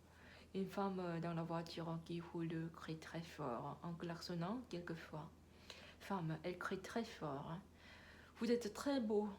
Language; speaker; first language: French; non-native, learner; Korean